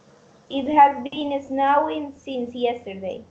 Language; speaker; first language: English; non-native, learner; Spanish